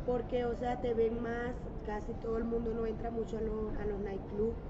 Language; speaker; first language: Spanish; native; Spanish